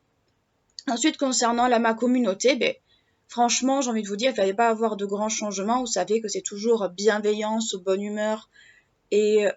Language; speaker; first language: French; native; French